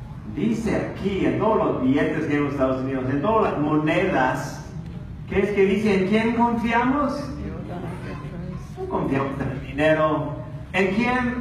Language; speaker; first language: Spanish; non-native, fluent; English